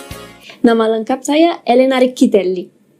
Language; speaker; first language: Indonesian; non-native, fluent; Italian